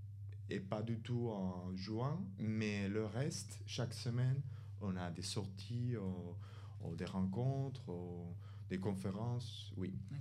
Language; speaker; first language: French; non-native, fluent; Spanish